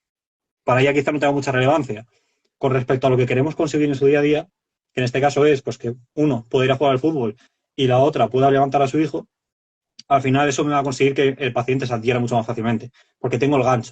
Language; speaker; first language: Spanish; native; Spanish